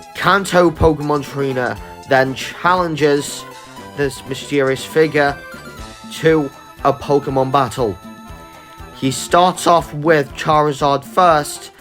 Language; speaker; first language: English; native; English